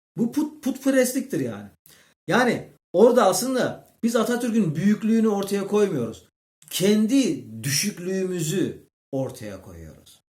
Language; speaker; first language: Turkish; early bilingual, heritage; Turkish